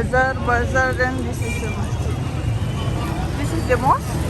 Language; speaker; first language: English; non-native, learner; Malay